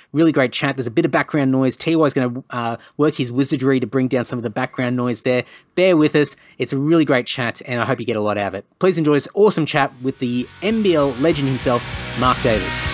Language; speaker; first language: English; native; English